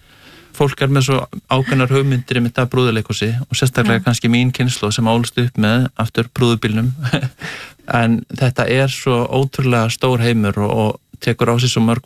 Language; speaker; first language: Icelandic; native; Icelandic